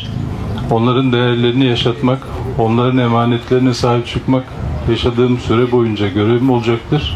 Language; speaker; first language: Turkish; native; Turkish